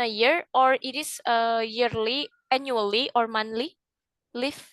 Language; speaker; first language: English; non-native, fluent; Indonesian